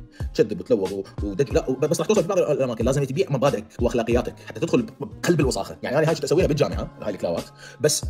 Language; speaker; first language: Arabic; native; Arabic